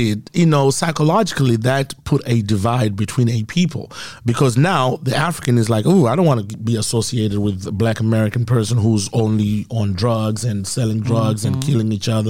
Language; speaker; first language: English; non-native, local second language; Shona